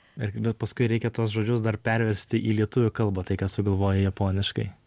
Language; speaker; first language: Lithuanian; native; Lithuanian